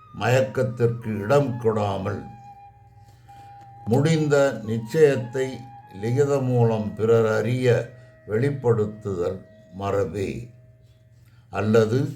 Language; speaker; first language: Tamil; native; Tamil